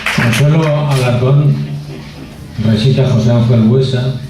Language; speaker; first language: Spanish; non-native, local second language; Catalan